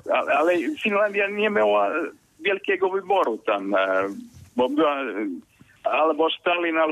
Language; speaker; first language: Polish; non-native, fluent; Finnish